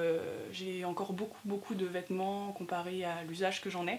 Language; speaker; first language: French; native; French